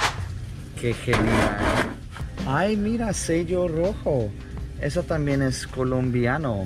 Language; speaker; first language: Spanish; non-native, fluent; Russian